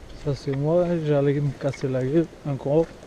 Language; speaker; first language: French; non-native, fluent; Portuguese